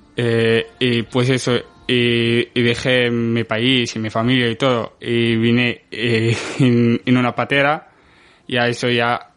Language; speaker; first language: Spanish; non-native, fluent; Arabic